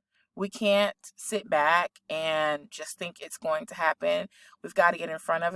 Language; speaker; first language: English; native; English